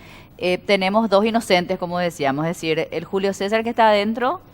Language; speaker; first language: Spanish; native; Spanish